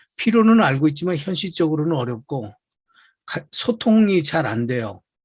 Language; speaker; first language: Korean; native; Korean